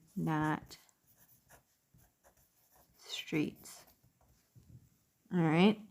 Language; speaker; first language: English; native; English